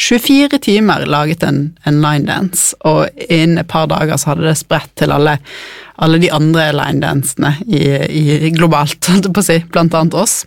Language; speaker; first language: Norwegian; native; Norwegian